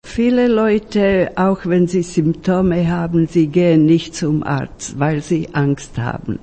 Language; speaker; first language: German; non-native, fluent; Slovak